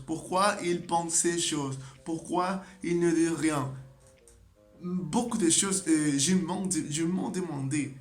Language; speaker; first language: French; non-native, learner; Spanish